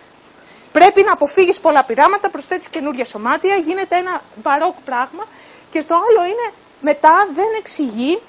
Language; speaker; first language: Greek; native; Greek